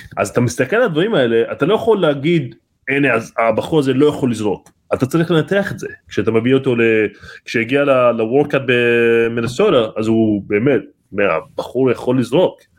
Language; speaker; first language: Hebrew; non-native, local second language; Arabic